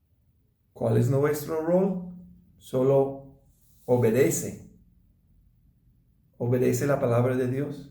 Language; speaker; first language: Spanish; non-native, learner; English